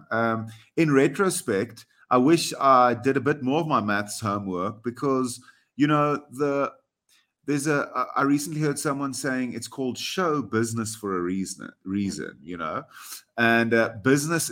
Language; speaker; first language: English; non-native, local second language; Afrikaans